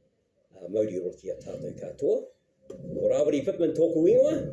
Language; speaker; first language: Māori; non-native, local second language; English